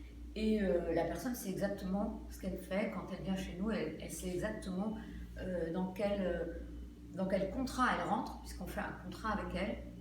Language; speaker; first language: French; native; French